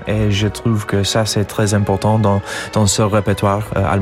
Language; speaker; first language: French; non-native, fluent; English